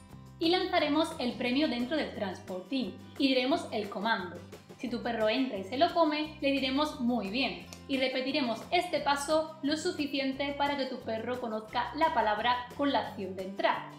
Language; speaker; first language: Spanish; native; Spanish